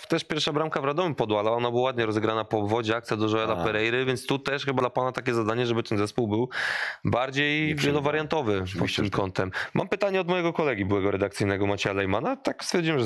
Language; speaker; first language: Polish; native; Polish